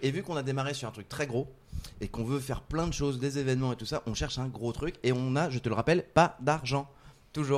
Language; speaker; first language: French; native; French